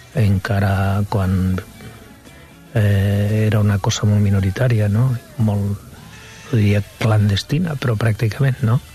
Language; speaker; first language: Catalan; non-native, local second language; Spanish